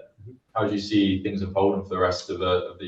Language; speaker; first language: English; native; English